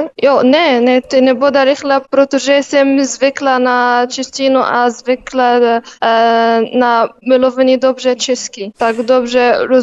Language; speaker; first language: Czech; non-native, learner; Arabic